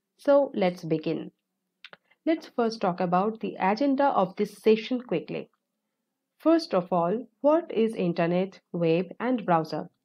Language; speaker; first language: English; non-native, local second language; Bangla